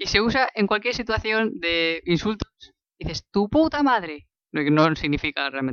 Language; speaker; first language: Spanish; native; Spanish